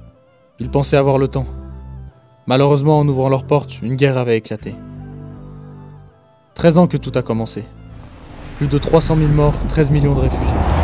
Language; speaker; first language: French; native; French